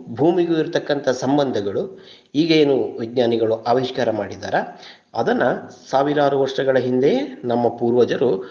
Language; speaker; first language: Kannada; non-native, local second language; Kodava